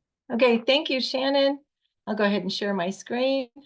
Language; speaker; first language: English; native; English